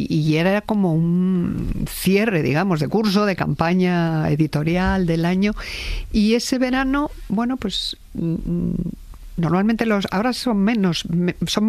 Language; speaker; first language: Spanish; native; Spanish